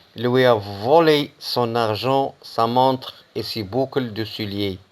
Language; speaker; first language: French; non-native, local second language; Arabic